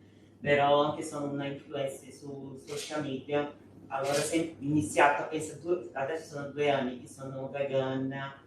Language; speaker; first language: Italian; non-native, fluent; Portuguese